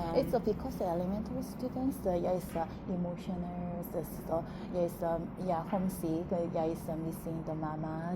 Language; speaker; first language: English; non-native, learner; Korean